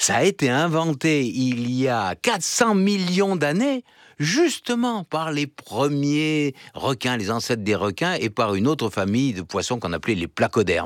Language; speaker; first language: French; native; French